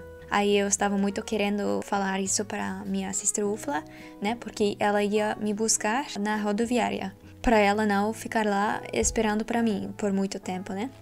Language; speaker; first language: Portuguese; non-native, learner; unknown